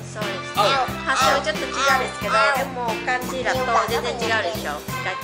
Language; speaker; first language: Japanese; non-native, fluent; Vietnamese